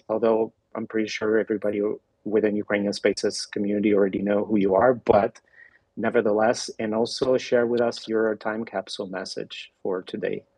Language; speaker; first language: English; non-native, fluent; Ukrainian